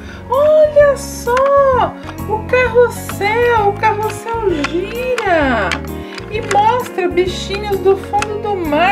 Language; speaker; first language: Portuguese; native; Portuguese